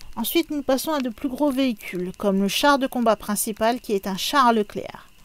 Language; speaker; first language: French; native; French